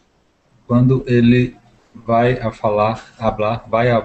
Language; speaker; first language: Spanish; non-native, learner; Portuguese